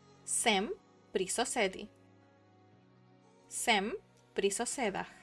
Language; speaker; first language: Slovenian; non-native, fluent; Spanish